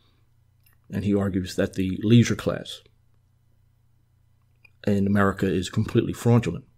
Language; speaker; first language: English; native; English